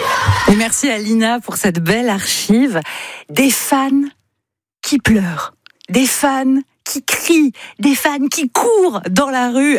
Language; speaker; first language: French; native; French